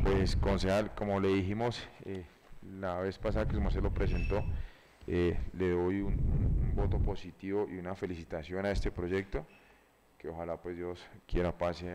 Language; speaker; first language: Spanish; native; Spanish